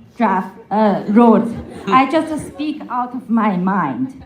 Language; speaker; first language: English; non-native, fluent; Chinese